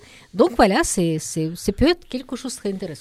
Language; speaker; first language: French; non-native, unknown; Russian